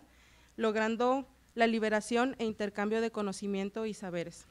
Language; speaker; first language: Spanish; native; Spanish